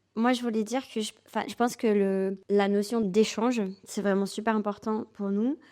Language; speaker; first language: French; early bilingual, other home language; English